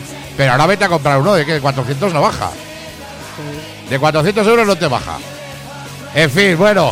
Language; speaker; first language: Spanish; native; Spanish